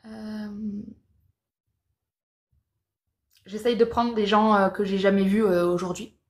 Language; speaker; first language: French; native; French